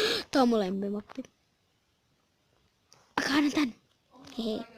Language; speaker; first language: Finnish; native; Finnish